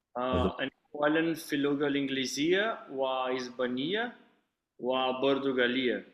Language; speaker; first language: Arabic; non-native, learner; Portuguese